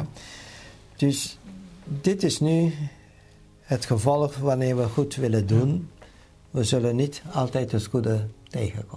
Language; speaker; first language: Dutch; native; Dutch